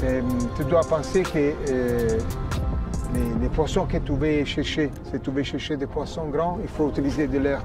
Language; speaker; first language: French; non-native, fluent; Italian